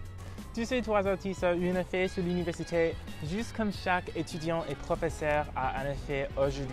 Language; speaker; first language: French; non-native, learner; English